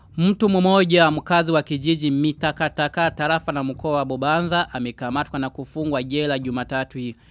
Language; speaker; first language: Swahili; non-native, local second language; Rundi